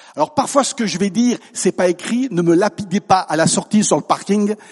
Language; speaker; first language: French; native; French